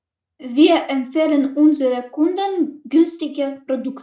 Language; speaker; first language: German; non-native, learner; Macedonian